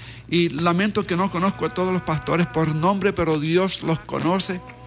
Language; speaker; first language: Spanish; early bilingual, heritage; Spanish